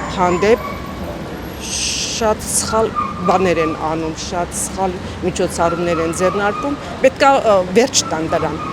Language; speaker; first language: Armenian; native; Armenian